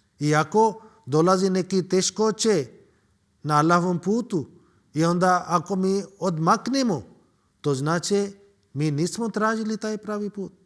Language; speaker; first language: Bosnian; non-native, learner; Urdu